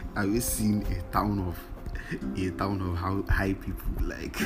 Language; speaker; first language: English; non-native, local second language; Yoruba